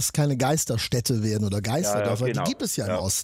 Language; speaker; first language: German; native; German